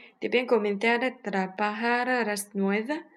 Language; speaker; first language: Spanish; non-native, learner; Chinese